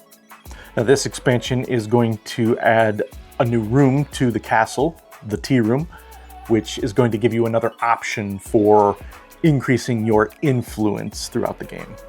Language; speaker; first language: English; native; English